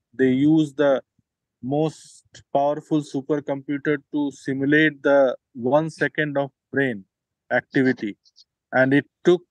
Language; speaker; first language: English; non-native, local second language; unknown